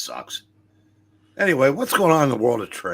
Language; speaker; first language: English; native; English